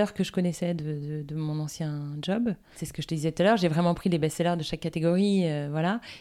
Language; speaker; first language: French; native; French